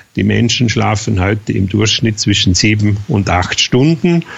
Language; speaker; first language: German; native; German